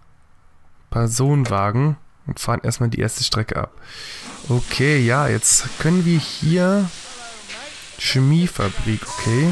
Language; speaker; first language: German; native; German